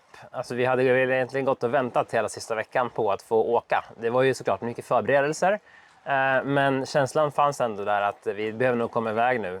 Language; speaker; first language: Swedish; native; Swedish